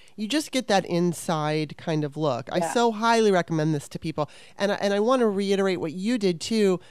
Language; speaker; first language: English; native; English